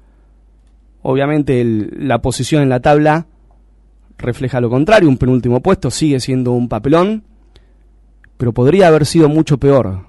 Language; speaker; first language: Spanish; native; Spanish